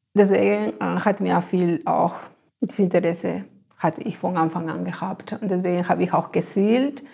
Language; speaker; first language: German; non-native, fluent; Spanish